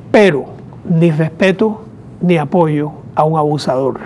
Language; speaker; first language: Spanish; native; Spanish